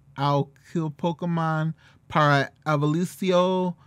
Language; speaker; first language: Portuguese; non-native, learner; English